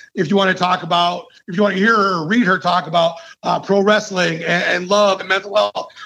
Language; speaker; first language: English; native; English